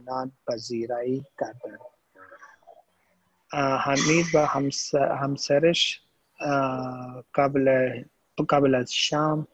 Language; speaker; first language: Persian; non-native, learner; Urdu